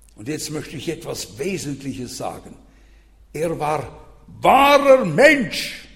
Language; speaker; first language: German; non-native, fluent; French